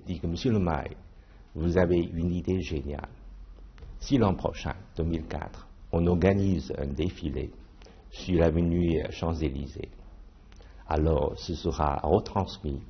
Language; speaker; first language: French; non-native, fluent; Chinese